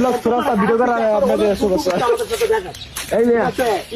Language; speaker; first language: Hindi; non-native, learner; Bangla